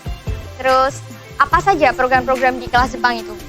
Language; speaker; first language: Indonesian; native; Indonesian